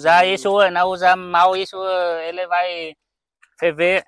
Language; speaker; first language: Portuguese; non-native, learner; Vietnamese